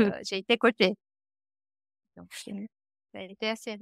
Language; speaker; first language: French; non-native, fluent; Romanian